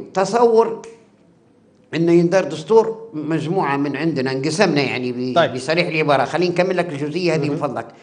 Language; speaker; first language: Arabic; native; Arabic